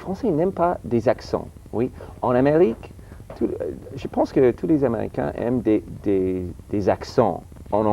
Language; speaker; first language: French; early bilingual, heritage; English